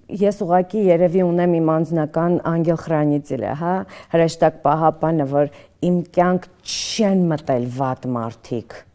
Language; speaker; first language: Armenian; early bilingual, other home language; Russian